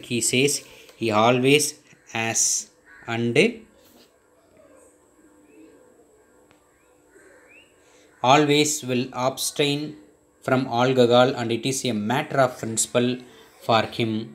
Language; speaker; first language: English; non-native, local second language; Tamil